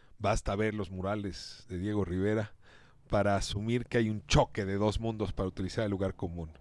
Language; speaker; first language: Spanish; native; Spanish